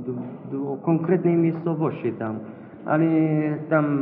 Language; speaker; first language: Polish; non-native, learner; Arabic